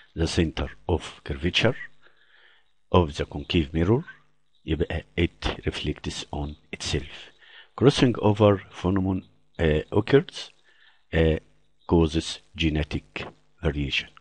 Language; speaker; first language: English; non-native, fluent; Arabic